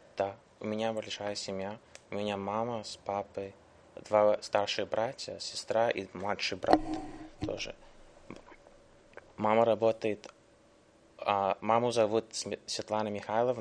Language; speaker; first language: Russian; early bilingual, heritage; English